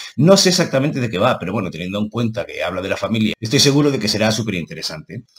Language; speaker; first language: Spanish; native; Spanish